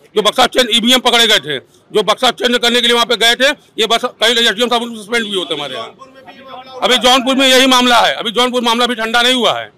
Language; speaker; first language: Hindi; native; Hindi